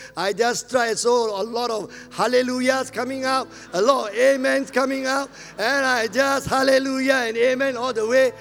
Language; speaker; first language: English; non-native, local second language; Min Nan Chinese